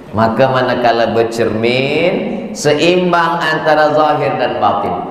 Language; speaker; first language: Malay; native; Malay